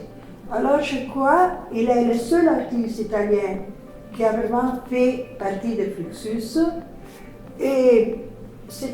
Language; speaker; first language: French; non-native, fluent; Italian